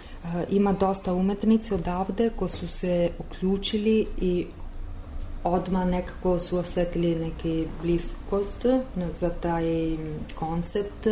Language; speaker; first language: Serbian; non-native, learner; Italian